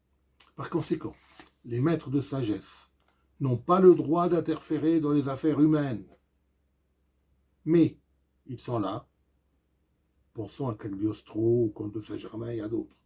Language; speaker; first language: French; native; French